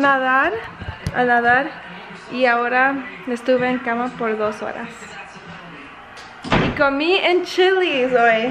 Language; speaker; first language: Spanish; early bilingual, heritage; Spanish